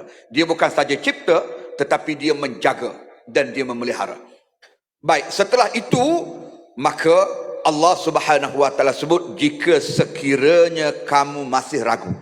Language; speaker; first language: Malay; native; Malay